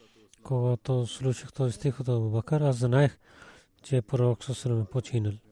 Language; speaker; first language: Bulgarian; non-native, learner; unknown